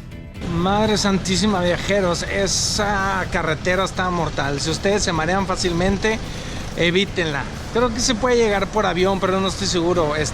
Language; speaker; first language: Spanish; native; Spanish